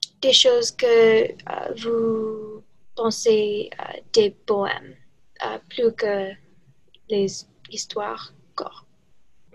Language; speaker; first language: French; non-native, learner; English